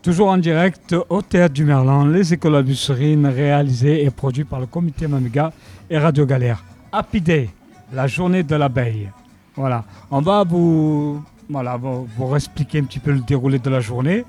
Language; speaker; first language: French; native; French